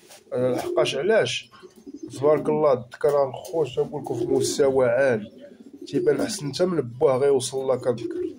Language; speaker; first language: Arabic; native; Arabic